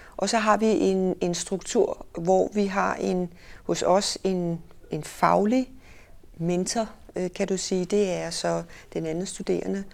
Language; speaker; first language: Danish; native; Danish